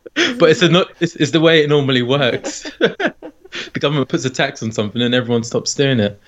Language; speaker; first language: English; native; English